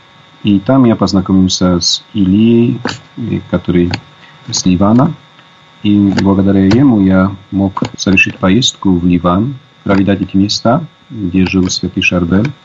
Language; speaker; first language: Russian; non-native, fluent; Polish